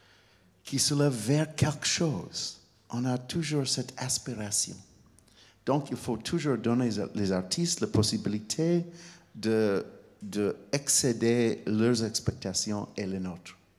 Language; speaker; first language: French; non-native, fluent; English